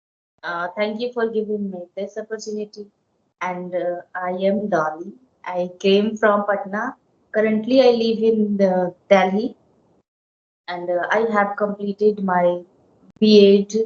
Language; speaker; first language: English; non-native, learner; Hindi